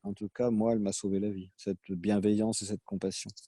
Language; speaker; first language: French; native; French